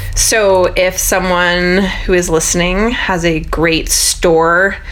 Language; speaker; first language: English; native; English